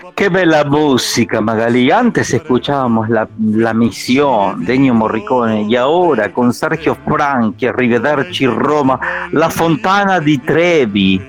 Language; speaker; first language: Spanish; native; Spanish